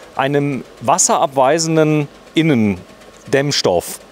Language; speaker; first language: German; native; German